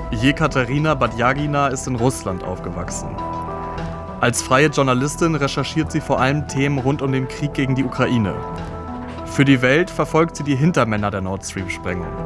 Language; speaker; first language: German; native; German